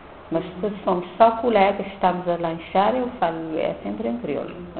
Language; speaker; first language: Portuguese; non-native, local second language; Kabuverdianu